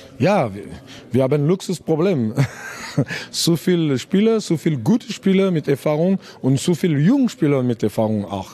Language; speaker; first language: German; non-native, learner; French